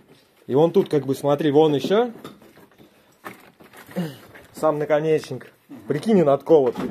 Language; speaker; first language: Russian; native; Russian